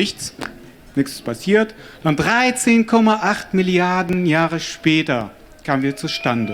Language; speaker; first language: German; non-native, fluent; Arabic